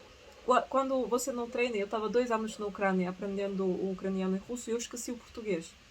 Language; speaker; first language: Portuguese; early bilingual, other home language; Russian